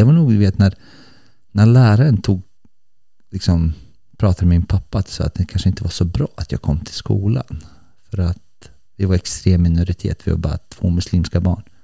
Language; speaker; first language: Swedish; early bilingual, other home language; Bosnian